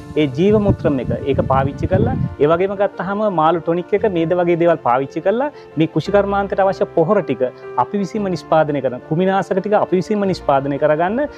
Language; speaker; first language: Sinhala; native; Sinhala